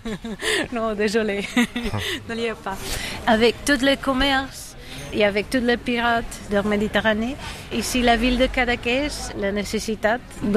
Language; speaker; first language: French; non-native, learner; Catalan